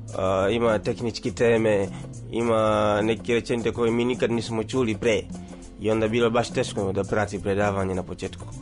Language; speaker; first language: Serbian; non-native, learner; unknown